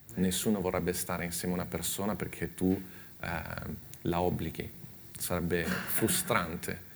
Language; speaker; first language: Italian; native; Italian